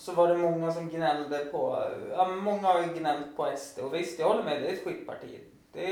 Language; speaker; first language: Swedish; native; Swedish